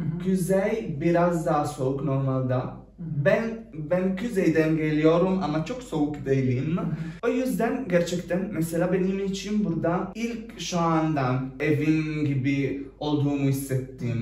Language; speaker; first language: Turkish; non-native, learner; Italian